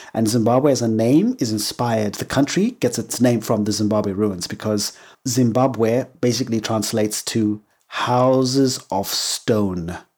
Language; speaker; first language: English; native; English